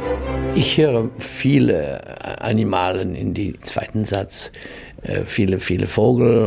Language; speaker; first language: German; non-native, learner; English